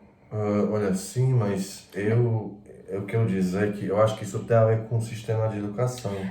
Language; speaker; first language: Portuguese; non-native, fluent; Croatian